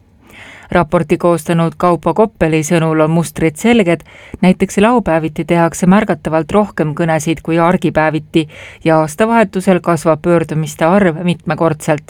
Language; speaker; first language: Estonian; native; Estonian